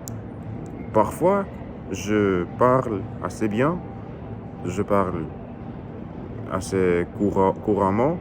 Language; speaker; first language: French; non-native, learner; Russian